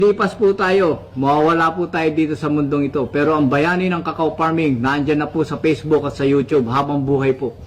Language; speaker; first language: Filipino; non-native, local second language; Cebuano